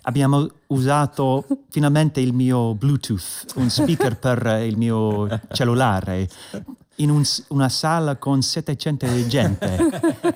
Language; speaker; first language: Italian; non-native, learner; English